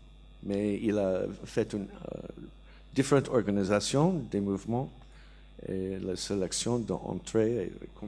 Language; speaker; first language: French; non-native, learner; English